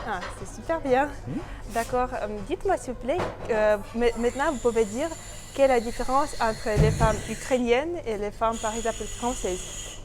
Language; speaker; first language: French; non-native, fluent; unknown